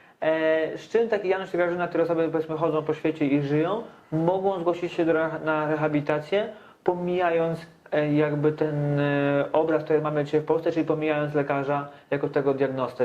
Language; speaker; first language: Polish; native; Polish